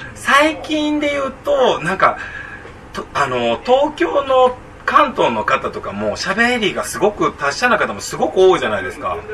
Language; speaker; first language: Japanese; native; Japanese